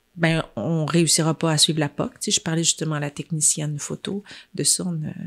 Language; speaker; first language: French; native; French